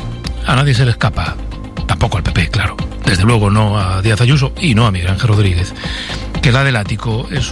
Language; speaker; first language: Spanish; native; Spanish